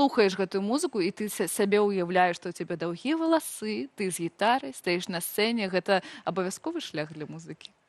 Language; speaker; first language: Belarusian; native; Belarusian